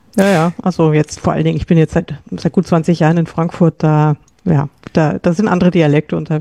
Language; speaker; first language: German; native; German